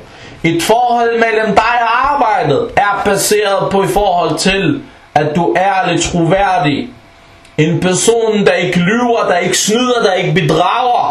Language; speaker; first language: Danish; early bilingual, other home language; Arabic